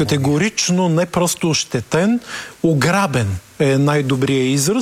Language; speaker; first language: Bulgarian; native; Bulgarian